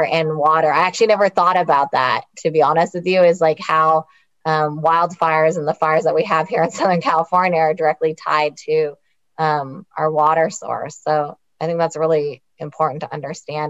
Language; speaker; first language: English; native; English